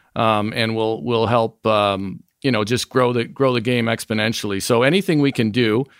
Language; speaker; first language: English; native; English